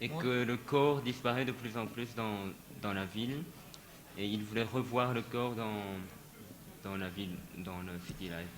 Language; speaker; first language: French; non-native, fluent; Japanese